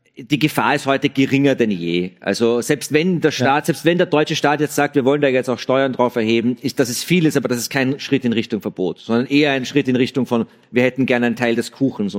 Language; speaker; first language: German; native; German